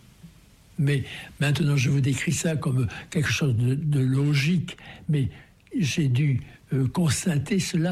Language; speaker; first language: French; native; French